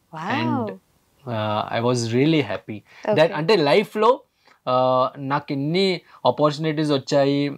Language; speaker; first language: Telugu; early bilingual, heritage; Telugu